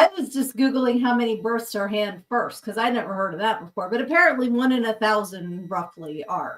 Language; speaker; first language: English; native; English